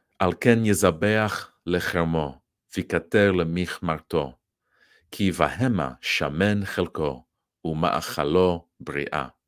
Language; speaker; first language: Hebrew; non-native, fluent; English